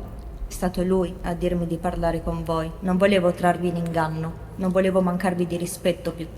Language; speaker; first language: Italian; native; Italian